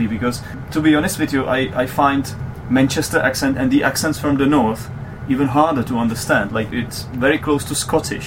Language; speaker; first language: English; non-native, fluent; Czech